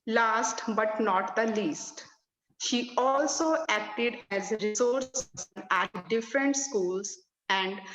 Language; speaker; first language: English; non-native, local second language; Punjabi